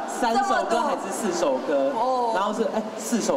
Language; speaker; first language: Chinese; native; Chinese